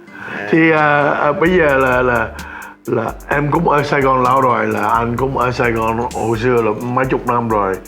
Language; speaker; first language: Vietnamese; early bilingual, heritage; English